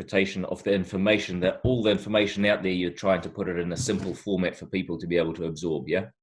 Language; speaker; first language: English; non-native, fluent; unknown